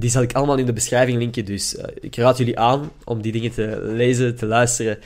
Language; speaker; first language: Dutch; native; Dutch